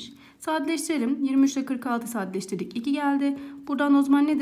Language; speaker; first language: Turkish; native; Turkish